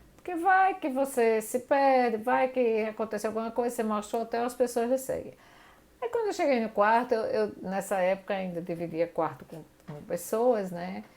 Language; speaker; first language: Portuguese; native; Portuguese